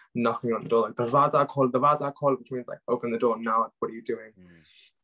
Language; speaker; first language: English; non-native, local second language; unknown